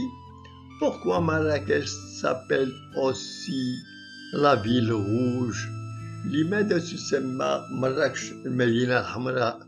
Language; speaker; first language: French; non-native, local second language; Arabic